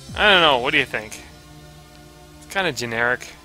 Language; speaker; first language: English; native; English